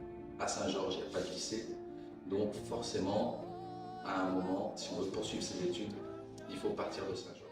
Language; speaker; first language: French; native; French